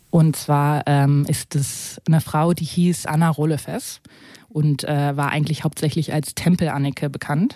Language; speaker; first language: German; native; German